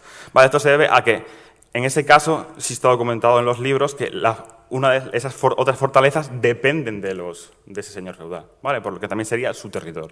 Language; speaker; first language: Spanish; native; Spanish